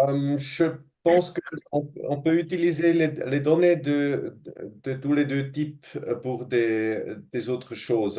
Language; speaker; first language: French; non-native, fluent; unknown